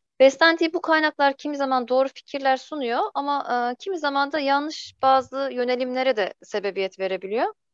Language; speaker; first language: Turkish; native; Turkish